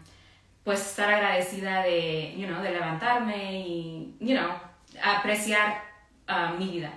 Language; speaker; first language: Spanish; early bilingual, heritage; Spanish